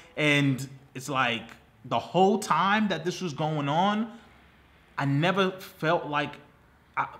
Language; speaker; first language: English; native; English